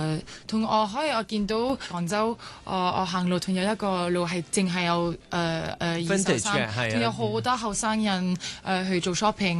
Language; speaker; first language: Cantonese; early bilingual, heritage; Cantonese